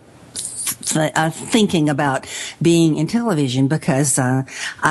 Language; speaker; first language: English; native; English